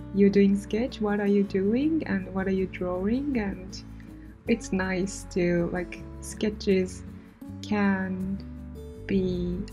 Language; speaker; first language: English; non-native, fluent; Japanese